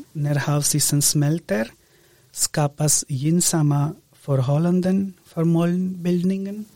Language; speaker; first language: Swedish; non-native, fluent; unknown